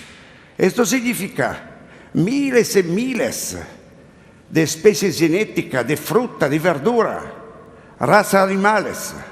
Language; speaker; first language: Spanish; non-native, learner; Italian